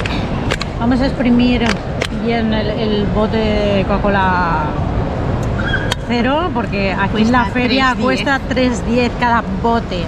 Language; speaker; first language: Spanish; native; Spanish